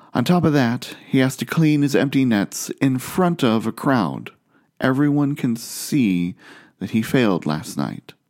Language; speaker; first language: English; native; English